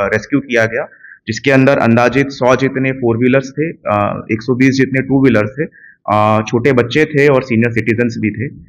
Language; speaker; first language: Hindi; non-native, local second language; Gujarati